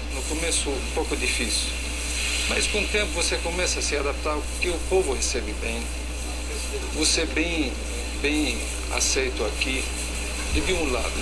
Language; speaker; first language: Portuguese; non-native, fluent; Arabic